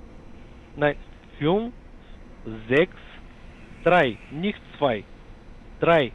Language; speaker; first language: German; non-native, learner; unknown